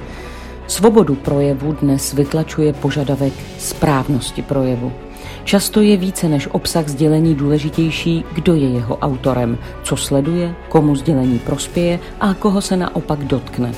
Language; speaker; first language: Czech; native; Czech